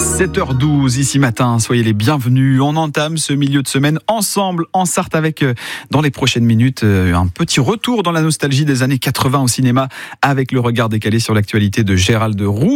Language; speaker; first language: French; native; French